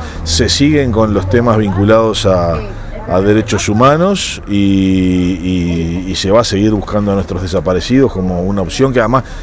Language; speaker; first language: Spanish; native; Spanish